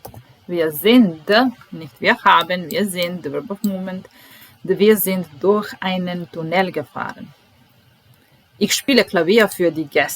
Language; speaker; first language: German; non-native, fluent; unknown